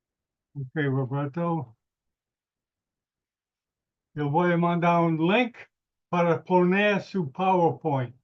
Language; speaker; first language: Spanish; non-native, learner; English